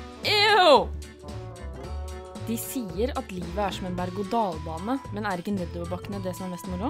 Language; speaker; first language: Norwegian; native; Norwegian